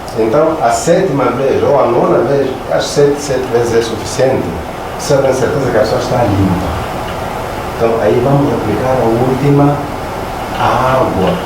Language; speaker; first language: Portuguese; non-native, local second language; Makhuwa